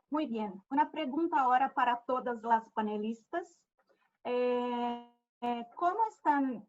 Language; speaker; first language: Spanish; non-native, fluent; Portuguese